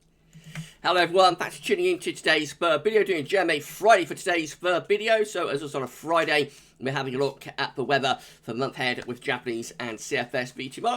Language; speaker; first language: English; native; English